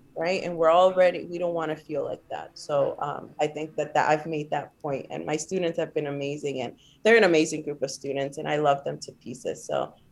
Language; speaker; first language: English; early bilingual, other home language; Spanish